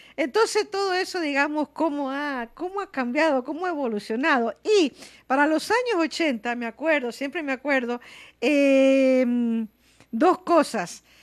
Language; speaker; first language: Spanish; native; Spanish